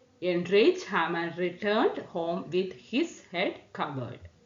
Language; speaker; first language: English; non-native, local second language; Malayalam